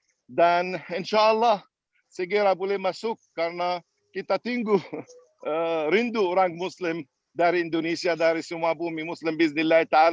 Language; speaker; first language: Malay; non-native, fluent; Arabic